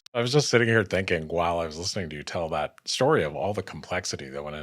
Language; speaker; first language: English; native; English